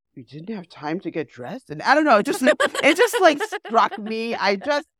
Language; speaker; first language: English; native; English